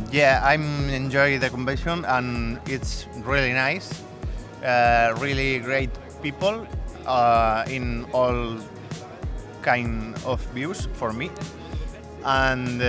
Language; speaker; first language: English; non-native, learner; Spanish